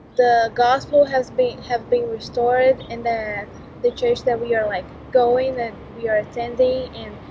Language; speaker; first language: English; non-native, fluent; Portuguese